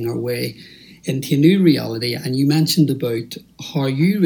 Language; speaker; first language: English; native; English